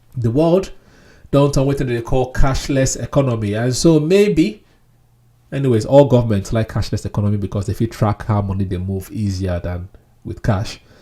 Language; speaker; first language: Nigerian Pidgin; non-native, local second language; Yoruba